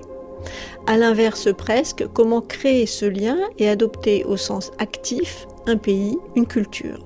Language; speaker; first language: French; native; French